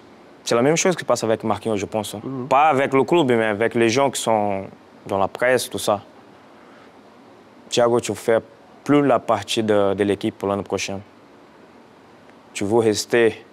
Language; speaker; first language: French; non-native, fluent; Portuguese